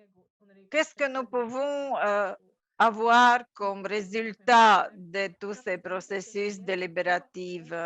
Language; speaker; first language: French; non-native, fluent; Latvian